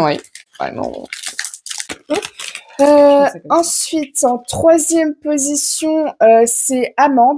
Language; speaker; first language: French; native; French